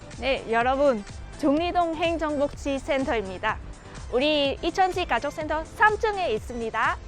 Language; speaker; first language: Korean; non-native, fluent; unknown